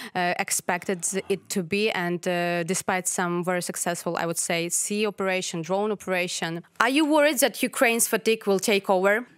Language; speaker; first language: English; non-native, fluent; Ukrainian